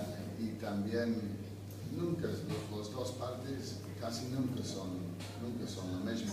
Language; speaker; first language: Spanish; non-native, fluent; English